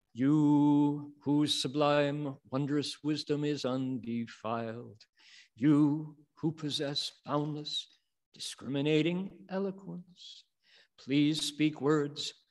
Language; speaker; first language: English; native; English